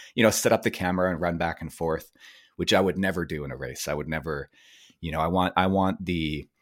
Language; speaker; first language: English; native; English